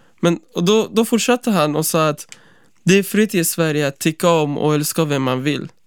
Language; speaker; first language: Swedish; non-native, fluent; Persian